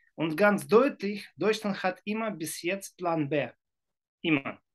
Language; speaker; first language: German; non-native, learner; Ukrainian